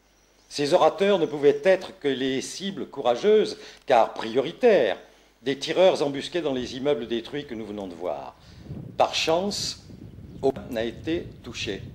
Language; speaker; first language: French; native; French